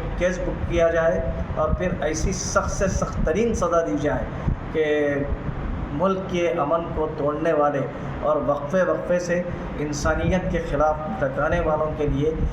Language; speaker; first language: Urdu; native; Urdu